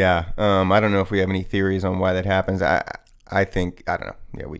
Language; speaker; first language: English; native; English